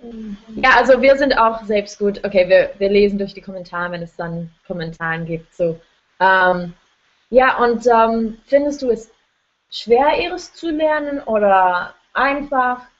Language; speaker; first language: German; non-native, fluent; English